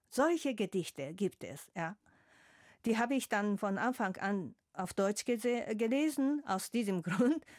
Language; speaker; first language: German; non-native, fluent; Japanese